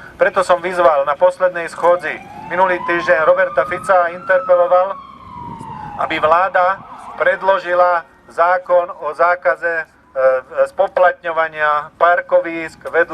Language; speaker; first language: Slovak; non-native, local second language; Hungarian